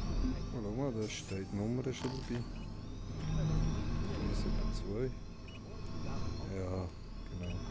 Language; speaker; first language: German; native; German